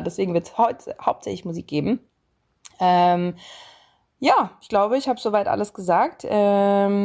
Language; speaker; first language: German; native; German